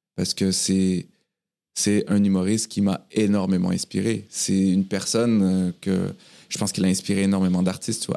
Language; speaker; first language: French; native; French